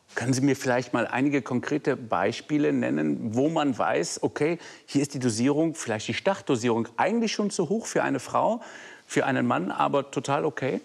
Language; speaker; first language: German; native; German